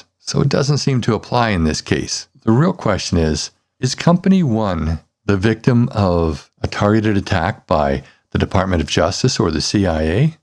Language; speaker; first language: English; native; English